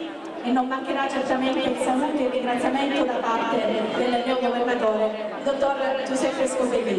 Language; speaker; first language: Italian; native; Italian